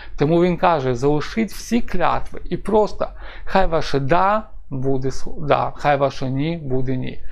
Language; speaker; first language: Ukrainian; non-native, local second language; Russian